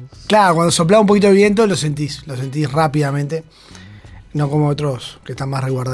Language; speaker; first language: Spanish; native; Spanish